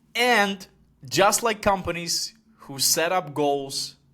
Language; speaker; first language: English; non-native, fluent; Ukrainian